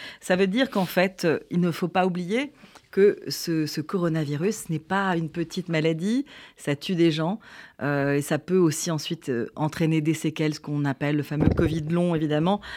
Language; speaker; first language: French; native; French